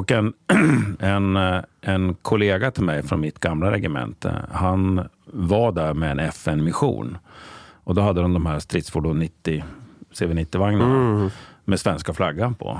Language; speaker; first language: Swedish; native; Swedish